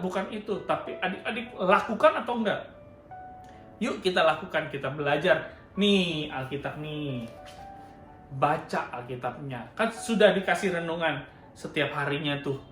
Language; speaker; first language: Indonesian; native; Indonesian